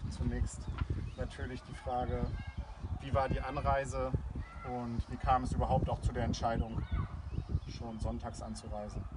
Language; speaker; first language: German; native; German